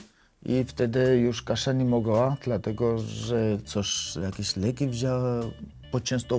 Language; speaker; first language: Polish; non-native, learner; Georgian